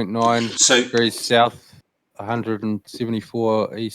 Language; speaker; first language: English; native; English